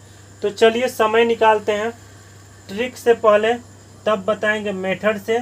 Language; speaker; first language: Hindi; native; Hindi